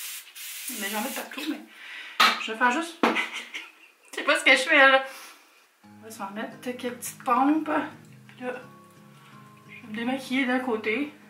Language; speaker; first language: French; native; French